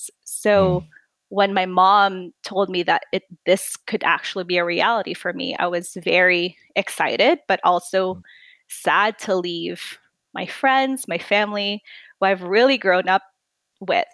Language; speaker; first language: English; non-native, local second language; Filipino